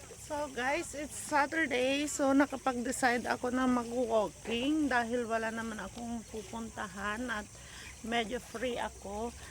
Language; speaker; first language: Filipino; non-native, local second language; Iloko